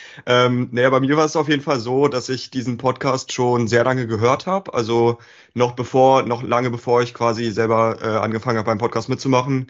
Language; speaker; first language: German; native; German